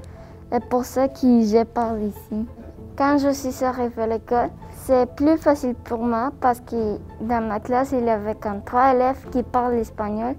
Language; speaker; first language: French; non-native, learner; Spanish